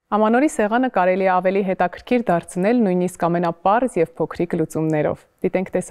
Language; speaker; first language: Armenian; native; Armenian